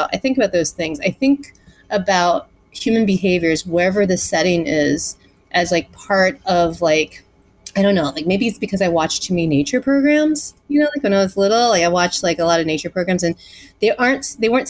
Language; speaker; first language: English; early bilingual, other home language; Chinese